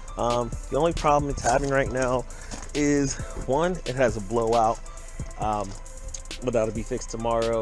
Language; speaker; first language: English; native; English